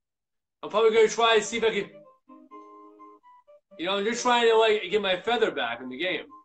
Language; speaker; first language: English; native; English